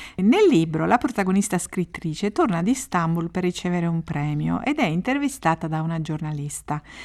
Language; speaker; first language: Italian; native; Italian